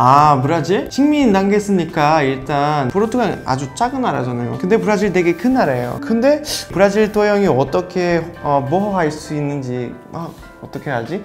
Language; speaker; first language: Korean; non-native, learner; Portuguese